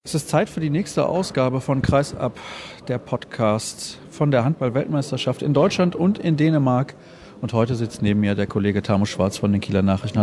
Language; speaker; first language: German; native; German